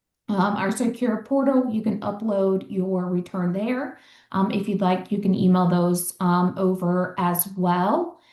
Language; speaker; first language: English; native; English